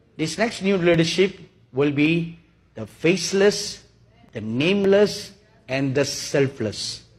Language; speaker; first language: English; non-native, local second language; Tamil